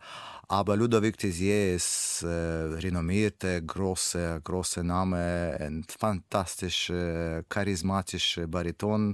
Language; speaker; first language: German; non-native, learner; Russian